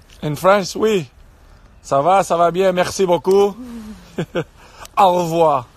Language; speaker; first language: French; non-native, learner; Spanish